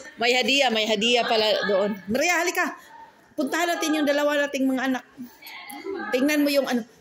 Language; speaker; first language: Filipino; non-native, local second language; Cebuano